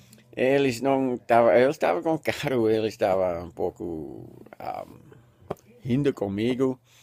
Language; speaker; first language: Portuguese; non-native, learner; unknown